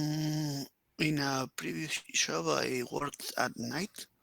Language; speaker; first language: English; non-native, learner; Spanish